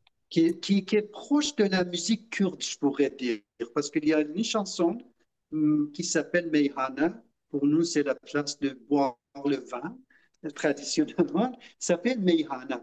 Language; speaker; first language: French; non-native, fluent; Persian